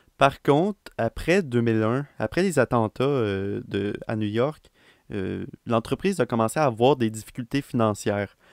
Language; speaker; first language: French; native; French